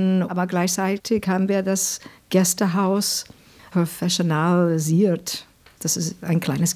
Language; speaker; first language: German; non-native, fluent; English